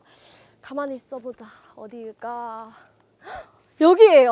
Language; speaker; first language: Korean; non-native, fluent; Burmese